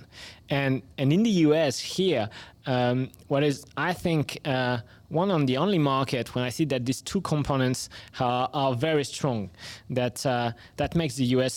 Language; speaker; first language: English; non-native, fluent; French